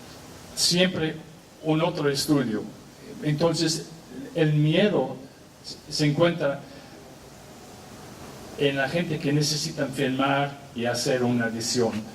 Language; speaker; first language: Spanish; non-native, fluent; English